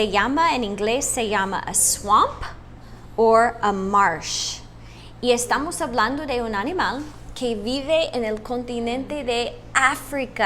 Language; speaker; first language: Spanish; non-native, fluent; English